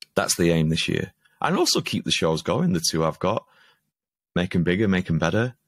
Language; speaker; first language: English; native; English